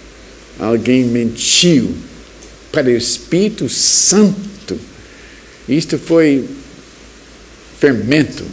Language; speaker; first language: Portuguese; non-native, fluent; English